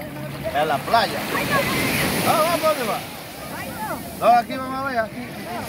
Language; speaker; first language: Spanish; native; Spanish